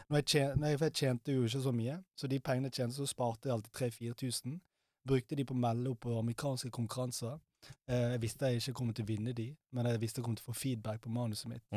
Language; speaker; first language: Norwegian; early bilingual, other home language; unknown